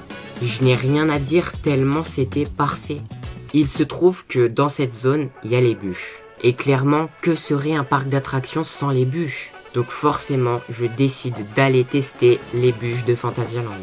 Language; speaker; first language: French; native; French